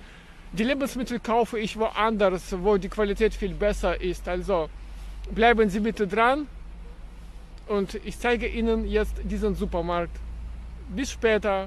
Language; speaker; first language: German; non-native, fluent; Russian